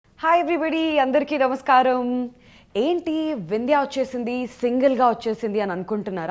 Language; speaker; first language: Telugu; native; Telugu